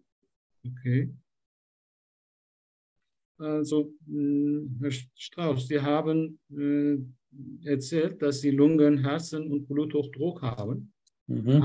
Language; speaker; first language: German; non-native, learner; Turkish